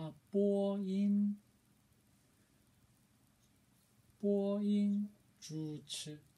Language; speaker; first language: Chinese; non-native, learner; Korean